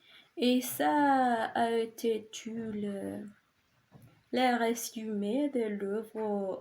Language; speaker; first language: French; non-native, learner; Spanish